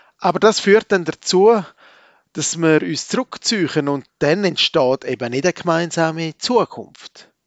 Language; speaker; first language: German; native; German